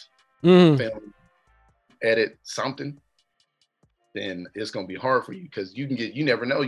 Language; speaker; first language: English; native; English